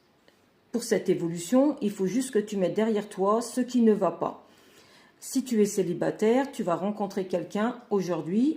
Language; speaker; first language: French; native; French